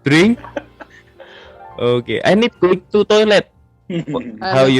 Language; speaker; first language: English; non-native, learner; Indonesian